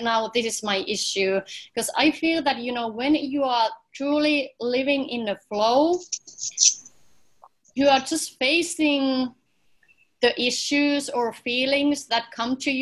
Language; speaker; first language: English; non-native, fluent; Finnish